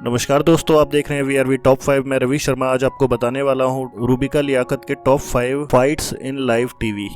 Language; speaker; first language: Hindi; native; Hindi